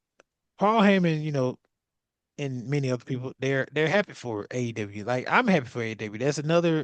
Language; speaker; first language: English; native; English